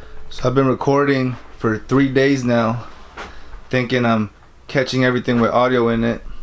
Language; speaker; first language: English; early bilingual, other home language; Spanish